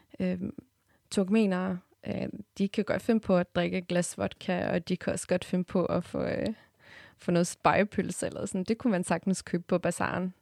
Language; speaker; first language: Danish; early bilingual, other home language; Turkmen